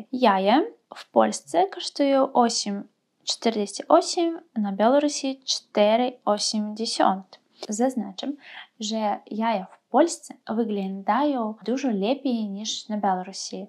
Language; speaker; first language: Polish; non-native, fluent; Russian